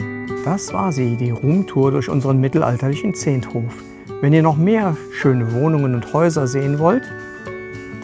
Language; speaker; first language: German; native; German